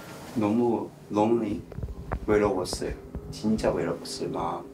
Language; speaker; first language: Korean; non-native, learner; Cantonese